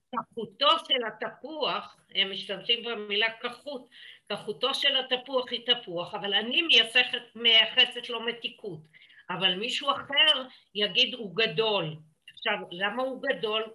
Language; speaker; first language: Hebrew; native; Hebrew